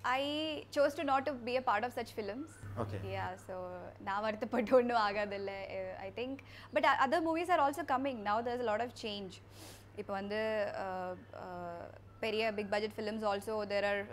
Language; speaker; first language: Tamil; non-native, local second language; Malayalam